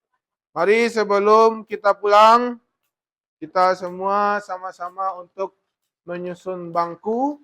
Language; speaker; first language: Indonesian; native; Indonesian